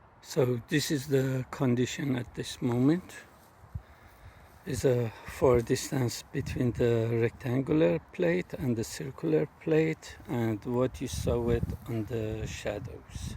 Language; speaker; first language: English; non-native, fluent; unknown